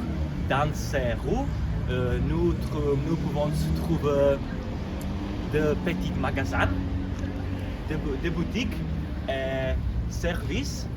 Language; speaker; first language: French; non-native, learner; Czech